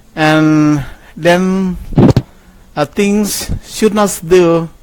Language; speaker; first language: English; non-native, learner; Thai